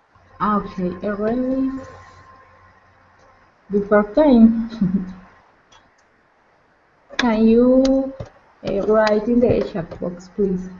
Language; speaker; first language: English; non-native, learner; Spanish